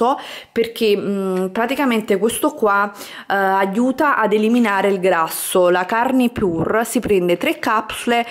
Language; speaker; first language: Italian; native; Italian